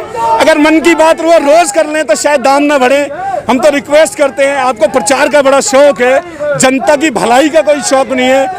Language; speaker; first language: Hindi; native; Hindi